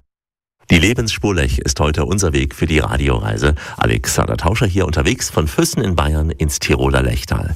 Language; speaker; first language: German; native; German